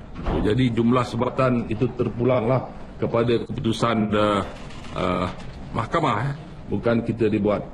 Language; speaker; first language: Malay; native; Malay